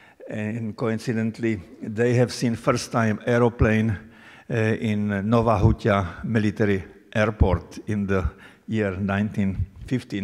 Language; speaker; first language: English; non-native, fluent; Czech